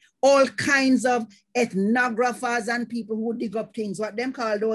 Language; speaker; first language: English; native; English